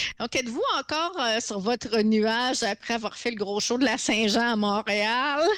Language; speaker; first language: French; native; French